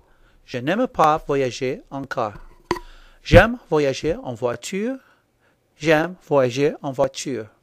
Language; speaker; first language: French; non-native, fluent; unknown